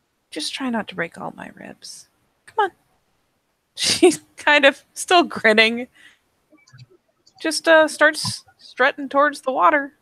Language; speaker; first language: English; native; English